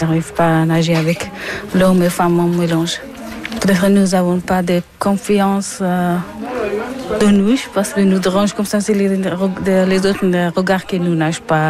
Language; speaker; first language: French; non-native, learner; Persian